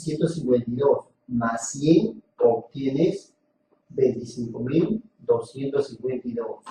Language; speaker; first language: Spanish; native; Spanish